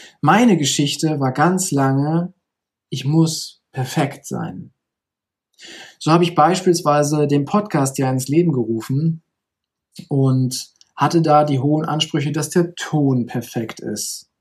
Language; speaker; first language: German; native; German